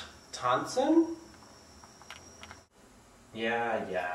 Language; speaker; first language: German; non-native, learner; English